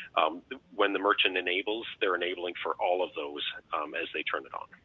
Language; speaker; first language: English; native; English